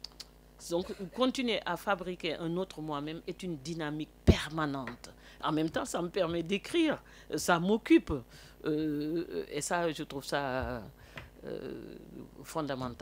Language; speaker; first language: French; non-native, local second language; Wolof